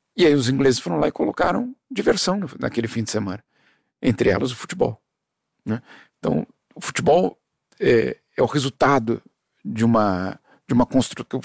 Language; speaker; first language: Portuguese; native; Portuguese